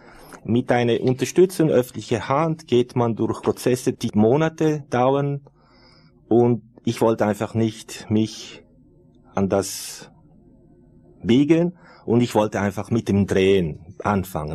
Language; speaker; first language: German; non-native, fluent; Italian